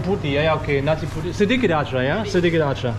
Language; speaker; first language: Indonesian; non-native, learner; German